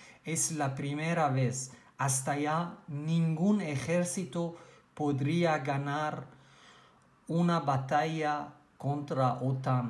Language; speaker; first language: Spanish; non-native, learner; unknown